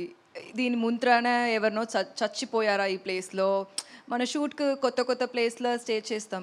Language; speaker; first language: Telugu; non-native, learner; Tamil